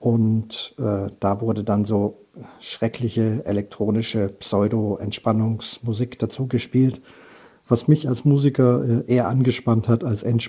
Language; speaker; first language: German; native; German